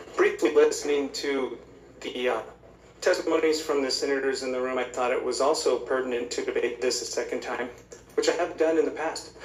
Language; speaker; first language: English; native; English